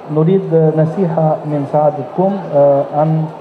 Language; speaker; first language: Arabic; non-native, fluent; Albanian